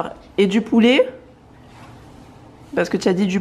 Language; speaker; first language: French; native; French